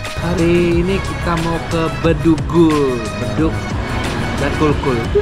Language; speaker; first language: Indonesian; native; Indonesian